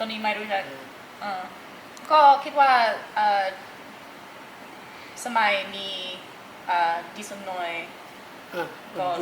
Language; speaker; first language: Thai; non-native, learner; English